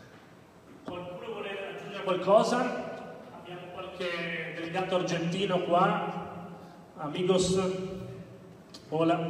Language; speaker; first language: Italian; native; Italian